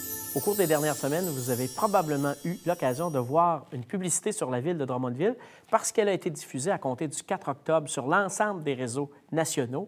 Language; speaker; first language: French; native; French